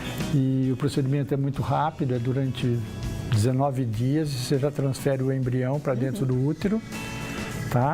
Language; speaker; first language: Portuguese; native; Portuguese